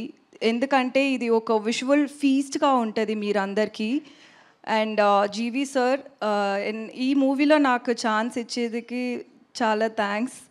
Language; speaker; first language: Telugu; non-native, learner; Tamil